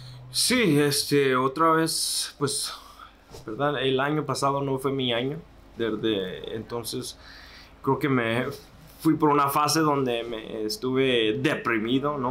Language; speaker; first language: Spanish; early bilingual, heritage; Spanish